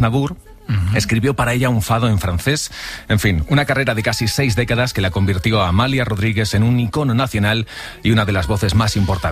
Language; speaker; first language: Spanish; native; Spanish